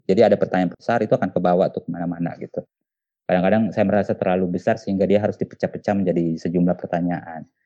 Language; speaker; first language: Indonesian; non-native, local second language; Buginese